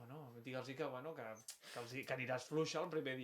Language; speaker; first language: Catalan; native; Catalan